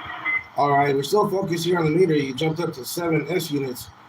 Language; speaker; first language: English; native; English